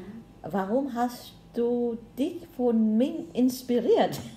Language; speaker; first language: German; non-native, learner; Vietnamese